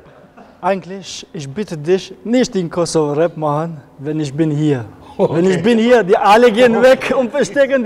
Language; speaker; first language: German; non-native, learner; Albanian